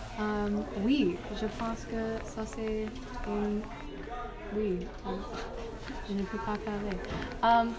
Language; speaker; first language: French; non-native, learner; English